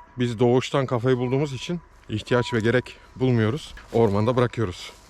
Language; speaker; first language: Turkish; early bilingual, heritage; Turkish